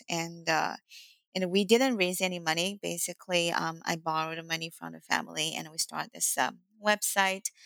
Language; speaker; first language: English; non-native, fluent; Chinese